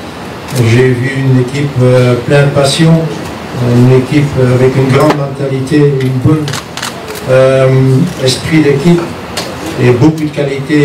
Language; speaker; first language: French; non-native, fluent; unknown